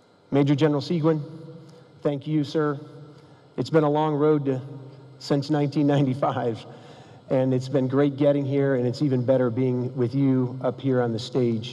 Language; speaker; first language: English; native; English